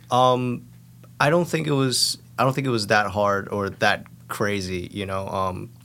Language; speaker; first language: English; non-native, fluent; Thai